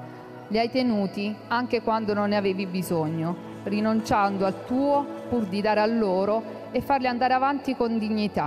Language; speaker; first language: Italian; native; Italian